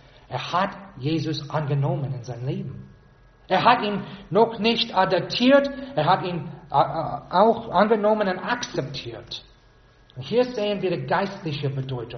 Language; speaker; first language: German; non-native, fluent; English